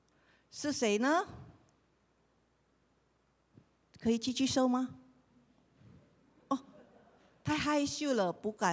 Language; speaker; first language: Chinese; non-native, learner; Indonesian